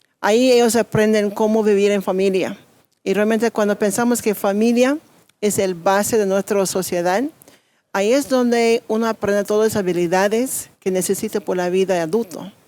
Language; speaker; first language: Spanish; non-native, fluent; English